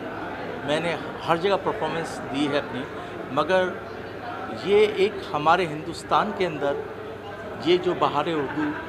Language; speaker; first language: Hindi; native; Hindi